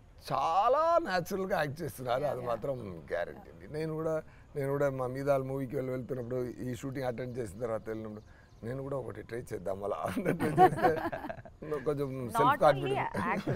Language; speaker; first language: Telugu; non-native, fluent; Tamil